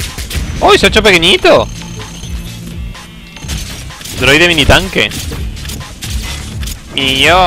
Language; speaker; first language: Spanish; native; Spanish